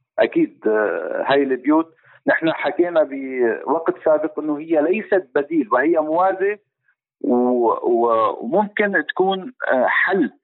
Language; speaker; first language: Arabic; native; Arabic